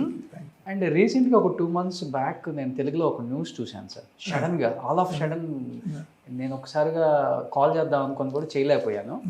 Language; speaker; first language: Telugu; native; Telugu